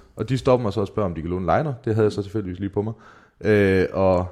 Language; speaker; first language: Danish; native; Danish